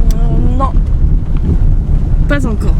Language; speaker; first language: French; non-native, learner; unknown